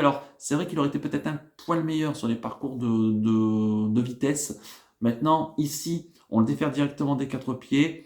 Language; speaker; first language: French; native; French